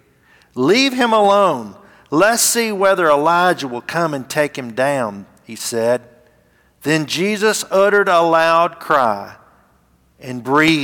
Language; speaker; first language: English; native; English